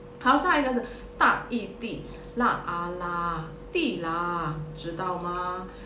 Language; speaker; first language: Chinese; early bilingual, heritage; Chinese